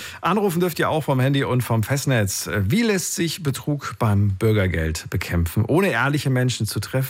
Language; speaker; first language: German; native; German